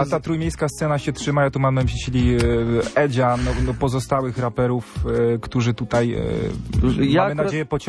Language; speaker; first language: Polish; native; Polish